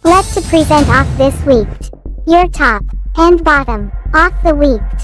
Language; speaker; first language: English; non-native, learner; Thai